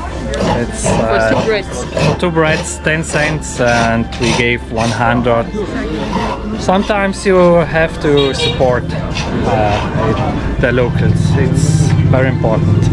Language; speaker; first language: English; non-native, fluent; German